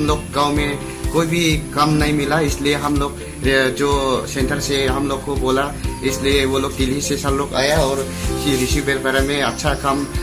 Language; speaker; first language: Hindi; non-native, local second language; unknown